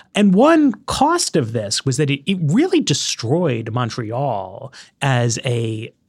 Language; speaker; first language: English; native; English